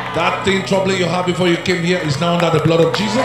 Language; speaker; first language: English; non-native, local second language; Yoruba